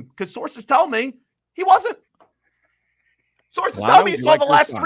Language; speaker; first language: English; native; English